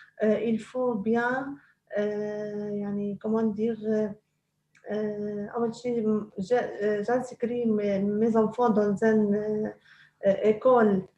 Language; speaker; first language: French; non-native, local second language; Arabic